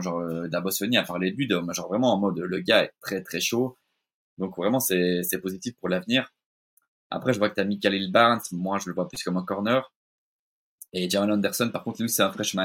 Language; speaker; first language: French; native; French